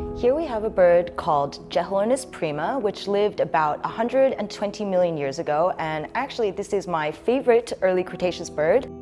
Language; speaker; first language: English; native; English